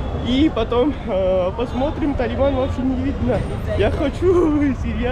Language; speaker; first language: Russian; non-native, learner; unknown